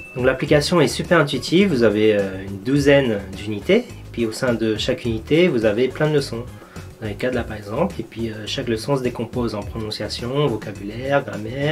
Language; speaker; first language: French; native; French